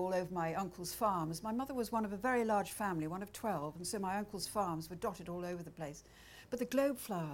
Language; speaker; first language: English; native; English